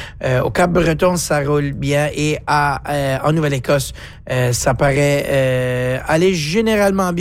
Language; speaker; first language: French; native; French